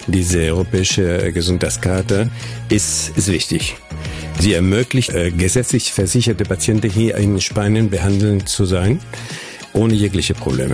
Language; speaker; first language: German; non-native, fluent; Spanish